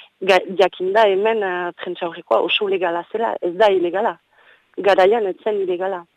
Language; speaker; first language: Basque; non-native, local second language; French